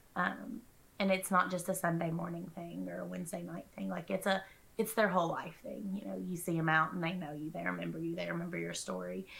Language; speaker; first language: English; native; English